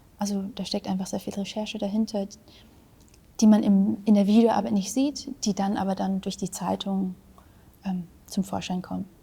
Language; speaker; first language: German; early bilingual, other home language; Vietnamese